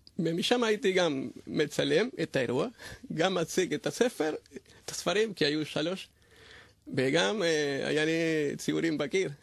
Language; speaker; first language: Hebrew; non-native, fluent; Spanish